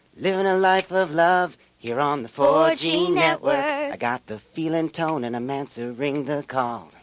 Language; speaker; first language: English; native; English